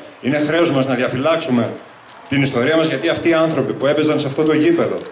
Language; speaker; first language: Greek; native; Greek